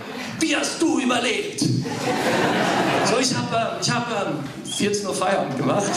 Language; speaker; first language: German; early bilingual, other home language; English